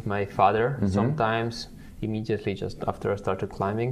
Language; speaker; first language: English; non-native, fluent; Italian